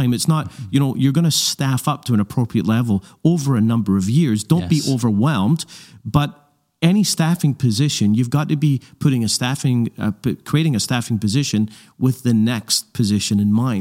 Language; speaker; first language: English; native; English